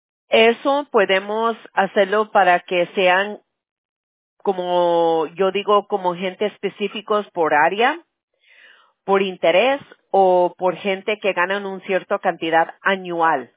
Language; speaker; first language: Spanish; early bilingual, heritage; Spanish